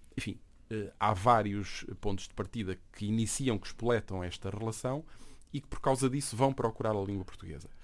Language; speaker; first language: Portuguese; native; Portuguese